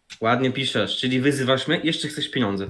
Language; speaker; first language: Polish; native; Polish